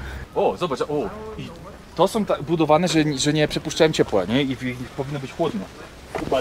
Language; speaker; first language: Polish; native; Polish